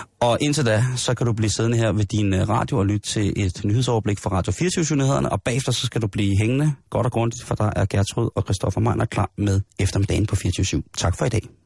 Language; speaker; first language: Danish; native; Danish